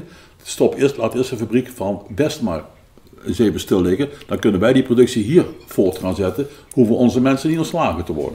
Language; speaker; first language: Dutch; native; Dutch